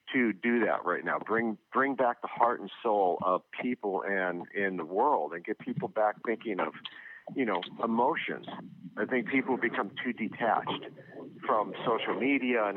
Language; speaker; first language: English; native; English